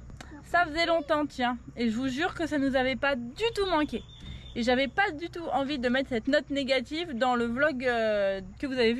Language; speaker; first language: French; native; French